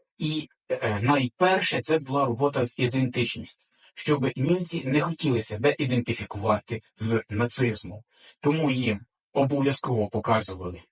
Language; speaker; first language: Ukrainian; native; Ukrainian